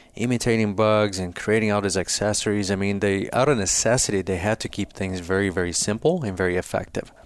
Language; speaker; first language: English; early bilingual, other home language; Portuguese